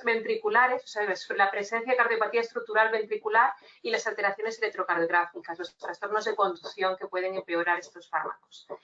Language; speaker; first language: Spanish; native; Spanish